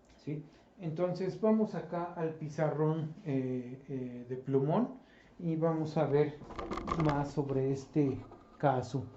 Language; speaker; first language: Spanish; native; Spanish